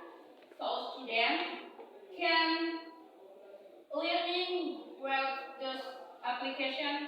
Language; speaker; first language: English; non-native, learner; Indonesian